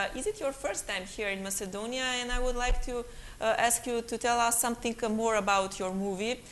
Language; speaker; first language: English; non-native, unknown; Macedonian